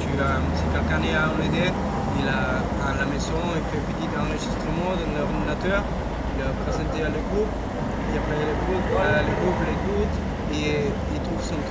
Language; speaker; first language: French; non-native, fluent; German